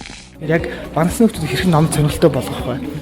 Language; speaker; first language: Mongolian; native; Mongolian